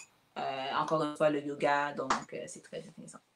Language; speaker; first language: French; native; French